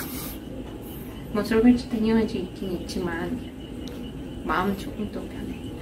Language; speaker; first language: Korean; non-native, fluent; Russian